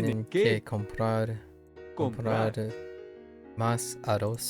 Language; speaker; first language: Spanish; non-native, learner; English